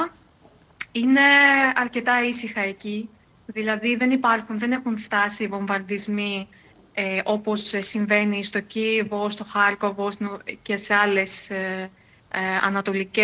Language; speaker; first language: Greek; non-native, fluent; Ukrainian